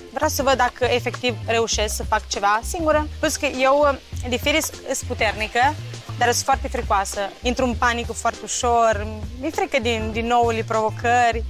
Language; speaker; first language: Romanian; early bilingual, heritage; Romanian